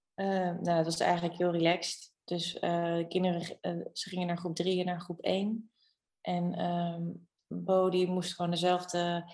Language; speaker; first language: Dutch; native; Dutch